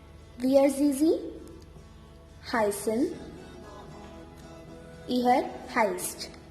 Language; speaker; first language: German; non-native, learner; Hindi